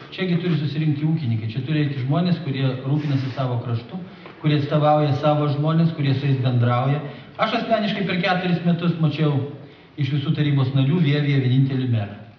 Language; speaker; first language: Lithuanian; native; Lithuanian